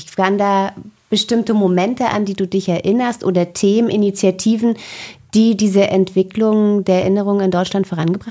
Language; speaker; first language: German; native; German